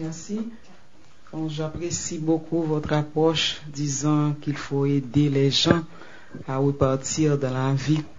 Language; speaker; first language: French; non-native, local second language; Haitian Creole